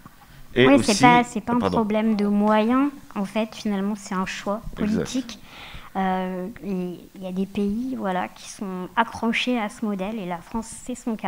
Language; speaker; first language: French; native; French